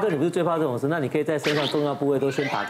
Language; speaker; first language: Chinese; native; Chinese